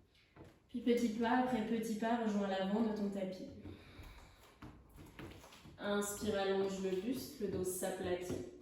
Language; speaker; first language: French; native; French